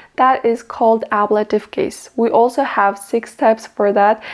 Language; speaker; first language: English; non-native, fluent; Kazakh